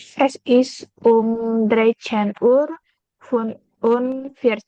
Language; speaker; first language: German; non-native, learner; Indonesian